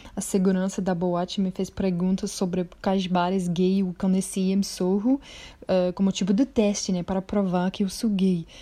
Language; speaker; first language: Portuguese; non-native, fluent; English